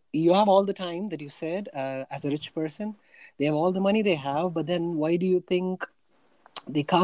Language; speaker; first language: English; non-native, local second language; Tamil